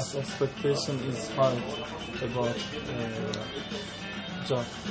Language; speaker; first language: English; non-native, learner; Turkish